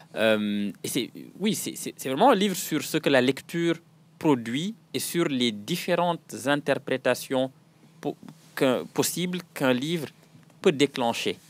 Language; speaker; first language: French; non-native, local second language; Wolof